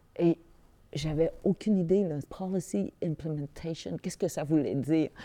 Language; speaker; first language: French; early bilingual, other home language; Vietnamese